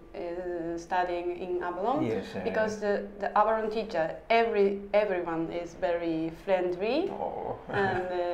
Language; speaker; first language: English; non-native, learner; Japanese